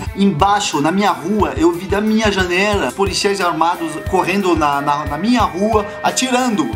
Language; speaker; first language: Portuguese; non-native, fluent; French